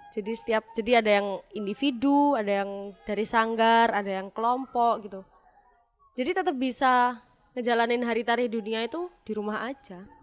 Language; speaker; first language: Indonesian; non-native, local second language; Javanese